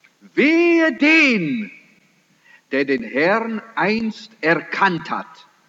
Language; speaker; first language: German; early bilingual, heritage; German